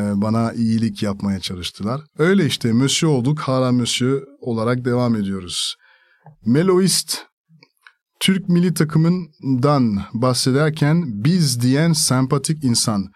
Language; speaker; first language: Turkish; non-native, fluent; French